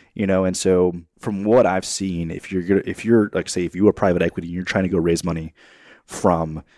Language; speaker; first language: English; native; English